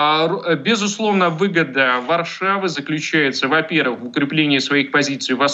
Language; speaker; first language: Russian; native; Russian